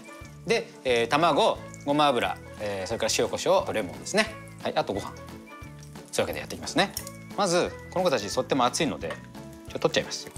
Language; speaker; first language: Japanese; native; Japanese